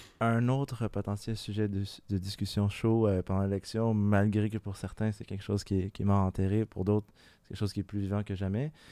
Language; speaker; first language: French; native; French